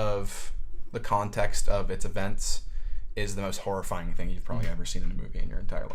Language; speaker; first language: English; native; English